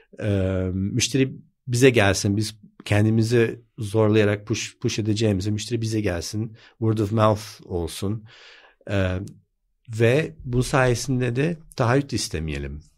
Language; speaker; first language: Turkish; early bilingual, heritage; Turkish